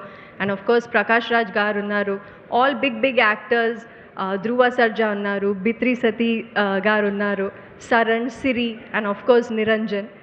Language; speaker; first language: Telugu; non-native, fluent; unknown